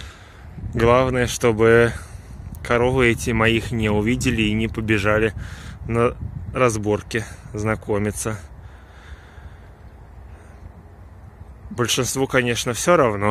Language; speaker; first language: Russian; native; Russian